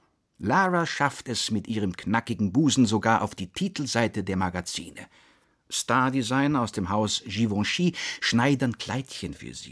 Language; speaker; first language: German; native; German